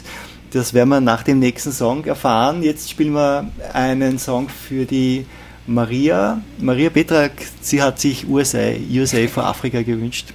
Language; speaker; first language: German; native; German